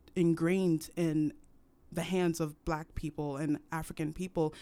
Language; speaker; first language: English; non-native, local second language; French